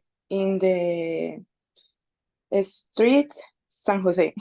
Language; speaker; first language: English; non-native, learner; Spanish